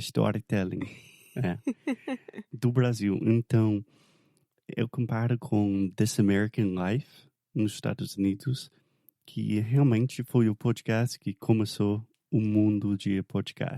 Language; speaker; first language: Portuguese; non-native, fluent; English